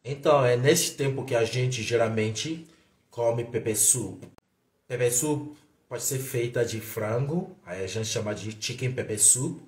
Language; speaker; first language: Portuguese; non-native, fluent; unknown